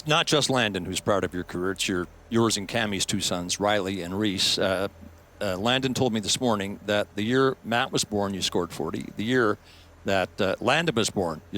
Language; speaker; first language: English; native; English